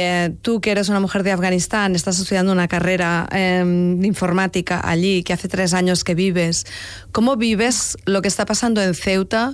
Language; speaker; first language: Spanish; non-native, local second language; Catalan